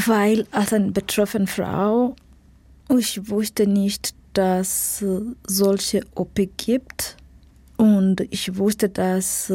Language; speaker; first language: German; non-native, learner; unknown